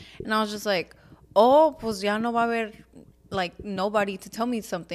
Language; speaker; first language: English; early bilingual, other home language; Spanish